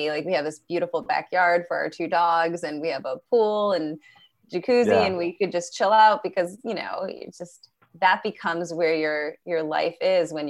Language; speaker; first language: English; native; English